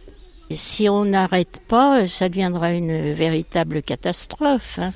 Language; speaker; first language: French; native; French